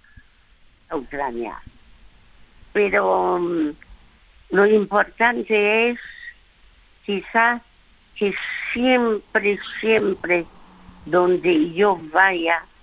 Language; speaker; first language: Spanish; early bilingual, other home language; French